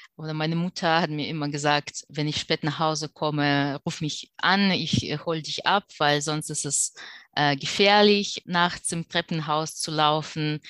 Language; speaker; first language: German; non-native, fluent; Russian